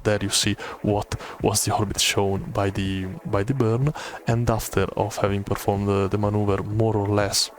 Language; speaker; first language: English; non-native, fluent; Italian